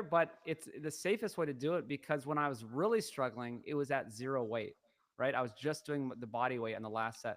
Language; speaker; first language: English; native; English